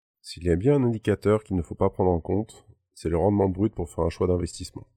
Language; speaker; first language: French; native; French